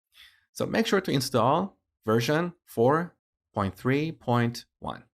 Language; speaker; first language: English; native; English